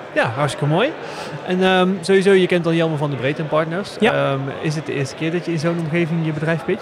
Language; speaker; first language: Dutch; native; Dutch